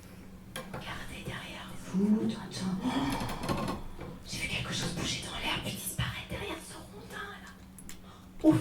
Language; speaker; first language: French; native; French